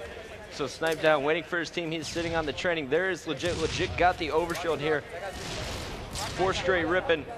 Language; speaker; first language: English; native; English